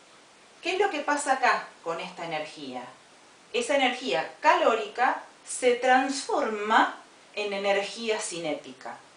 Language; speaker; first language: Spanish; native; Spanish